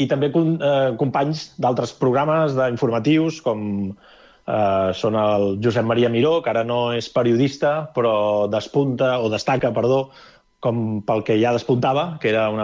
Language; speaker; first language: Catalan; native; Catalan